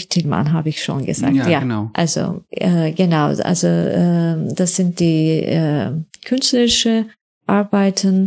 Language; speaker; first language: German; non-native, fluent; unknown